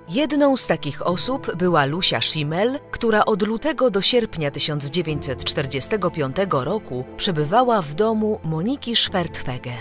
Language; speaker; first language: Polish; native; Polish